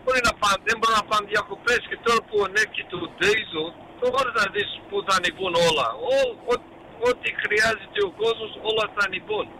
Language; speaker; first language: Greek; early bilingual, heritage; Greek